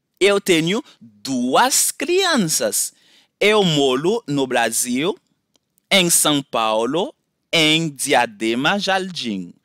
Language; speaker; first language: Portuguese; non-native, fluent; Haitian Creole